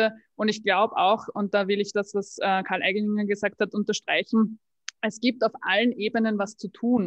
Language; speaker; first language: German; native; German